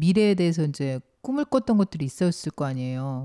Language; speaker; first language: Korean; native; Korean